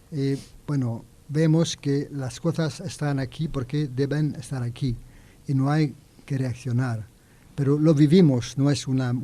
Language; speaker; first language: Spanish; non-native, learner; French